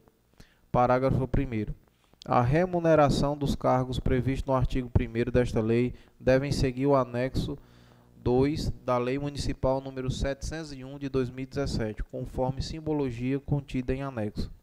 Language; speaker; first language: Portuguese; native; Portuguese